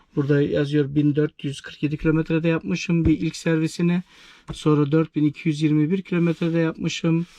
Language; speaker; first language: Turkish; early bilingual, heritage; Turkish